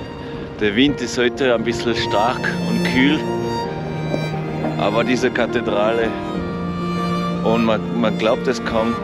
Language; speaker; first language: German; non-native, fluent; French